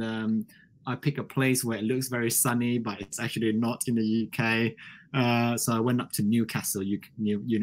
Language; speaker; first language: English; non-native, local second language; Chinese